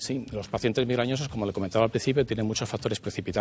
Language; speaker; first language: Spanish; native; Spanish